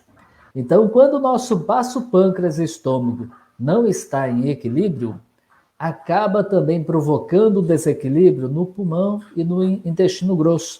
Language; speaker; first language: Portuguese; native; Portuguese